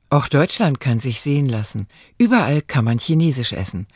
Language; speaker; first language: German; native; German